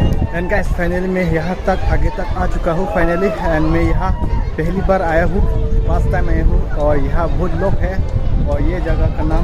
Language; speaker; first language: Hindi; non-native, local second language; Karbi